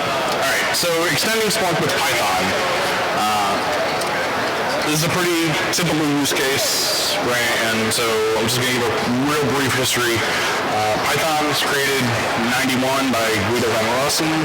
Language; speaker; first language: English; native; English